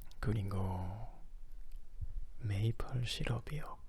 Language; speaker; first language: Korean; non-native, learner; French